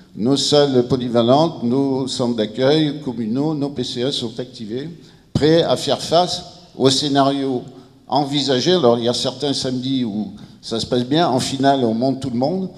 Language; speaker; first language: French; native; French